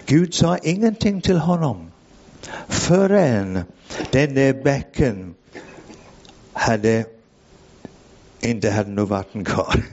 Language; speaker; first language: Swedish; non-native, fluent; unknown